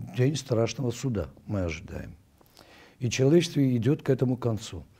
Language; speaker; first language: Russian; non-native, local second language; Armenian